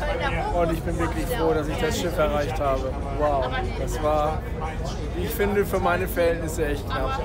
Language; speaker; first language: German; native; German